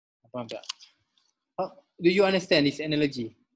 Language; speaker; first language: English; non-native, local second language; Malay